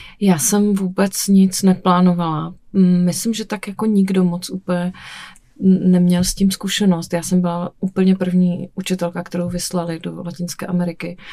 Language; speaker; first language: Czech; native; Czech